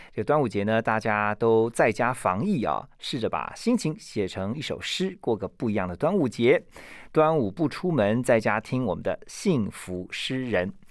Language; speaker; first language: Chinese; native; Chinese